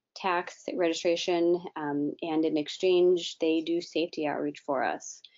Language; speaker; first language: English; native; English